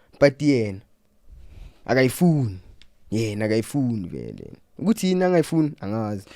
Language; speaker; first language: Zulu; non-native, local second language; Southern Sotho